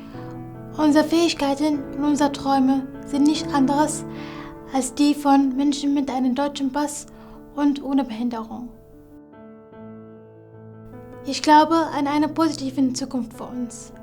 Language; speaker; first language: German; non-native, fluent; Kurdish